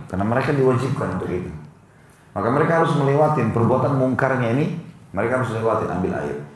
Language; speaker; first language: Indonesian; native; Indonesian